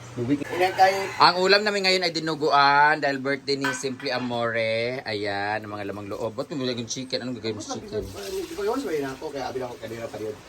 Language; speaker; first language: Filipino; native; Filipino